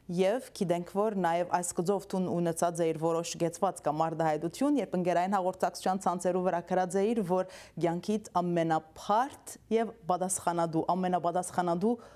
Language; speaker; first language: Armenian; early bilingual, heritage; Armenian